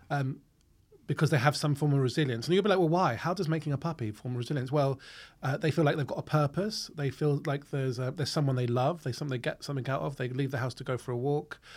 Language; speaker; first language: English; native; English